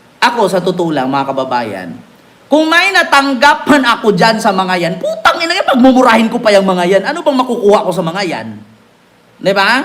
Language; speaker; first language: Filipino; native; Filipino